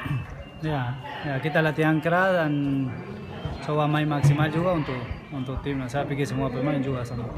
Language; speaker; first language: Indonesian; non-native, learner; Spanish